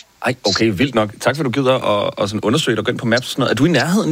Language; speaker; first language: Danish; native; Danish